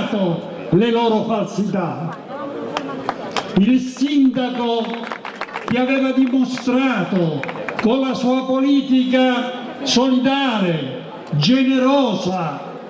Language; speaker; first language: Italian; native; Italian